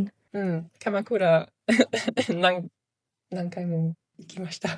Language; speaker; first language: Japanese; non-native, learner; Italian